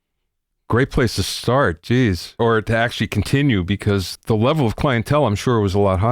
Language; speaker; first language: English; native; English